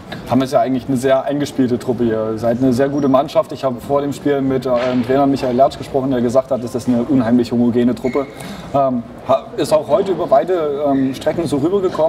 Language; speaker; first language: German; native; German